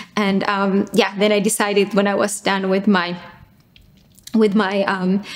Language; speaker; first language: English; non-native, fluent; Finnish